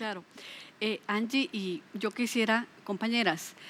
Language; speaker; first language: Spanish; native; Spanish